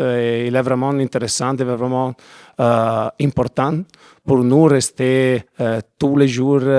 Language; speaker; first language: French; non-native, learner; Italian